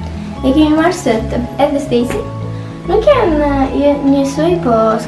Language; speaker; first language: Albanian; early bilingual, heritage; Albanian